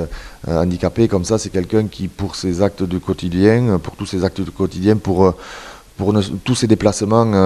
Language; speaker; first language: French; native; French